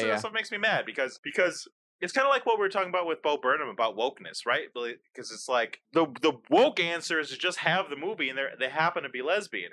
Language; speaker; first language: English; native; English